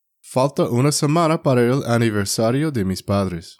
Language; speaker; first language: Spanish; non-native, fluent; English